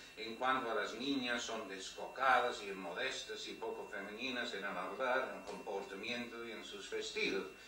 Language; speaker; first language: Spanish; non-native, fluent; English